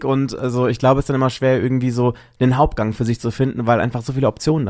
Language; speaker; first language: German; native; German